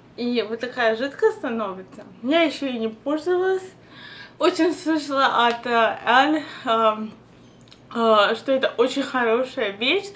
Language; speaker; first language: Russian; early bilingual, heritage; Russian